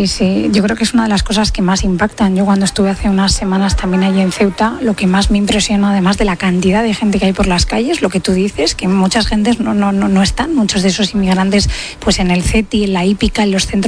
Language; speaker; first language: Spanish; native; Spanish